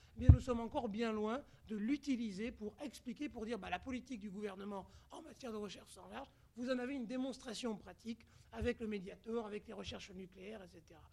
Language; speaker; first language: French; native; French